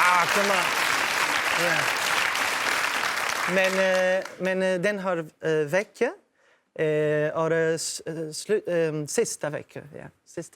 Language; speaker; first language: Swedish; non-native, learner; Portuguese